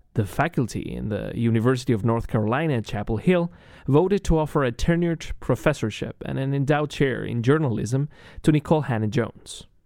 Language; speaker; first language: English; non-native, fluent; Spanish